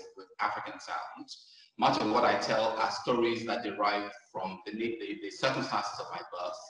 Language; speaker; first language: English; native; English